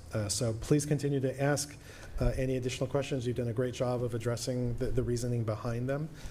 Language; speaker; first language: English; native; English